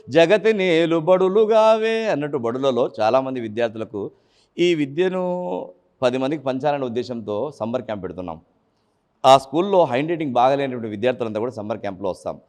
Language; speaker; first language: Telugu; native; Telugu